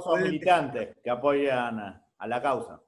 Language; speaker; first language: Spanish; native; Spanish